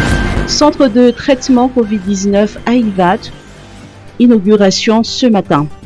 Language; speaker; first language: French; non-native, local second language; Malagasy